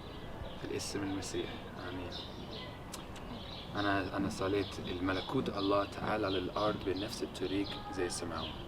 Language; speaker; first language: Arabic; non-native, learner; English